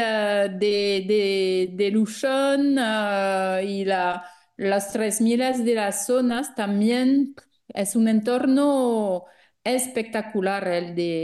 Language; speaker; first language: Spanish; non-native, fluent; French